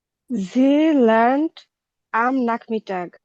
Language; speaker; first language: German; non-native, learner; Bangla